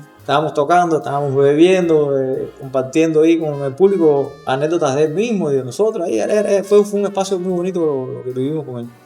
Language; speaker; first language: Spanish; native; Spanish